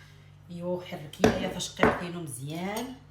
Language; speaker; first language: Arabic; native; Arabic